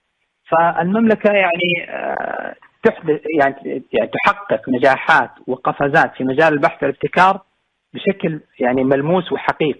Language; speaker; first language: Arabic; native; Arabic